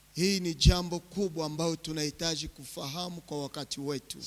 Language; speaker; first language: Swahili; native; Swahili